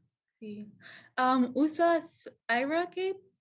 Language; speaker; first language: Spanish; non-native, learner; English